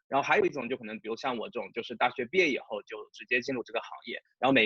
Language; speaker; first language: Chinese; native; Chinese